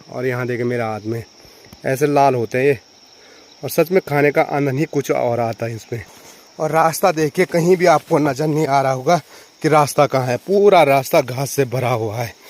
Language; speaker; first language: Hindi; non-native, local second language; Garhwali